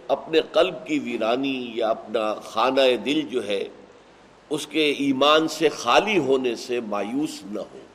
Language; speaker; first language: Urdu; native; Urdu